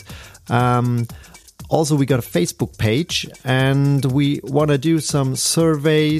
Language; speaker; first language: English; non-native, fluent; German